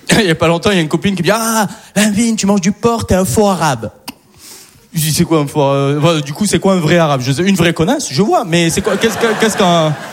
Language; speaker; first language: French; early bilingual, other home language; Arabic